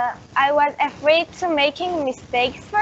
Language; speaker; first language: English; non-native, learner; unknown